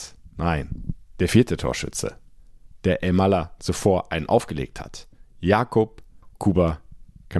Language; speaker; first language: German; native; German